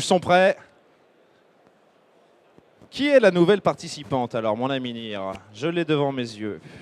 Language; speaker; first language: French; native; French